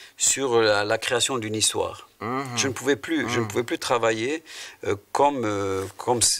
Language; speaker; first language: French; non-native, local second language; Arabic